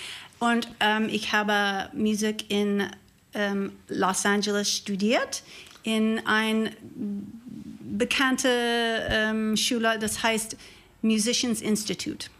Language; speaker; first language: German; non-native, learner; English